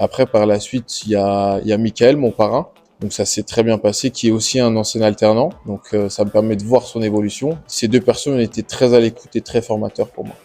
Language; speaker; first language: French; native; French